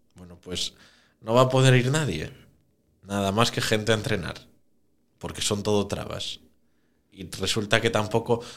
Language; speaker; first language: Spanish; native; Spanish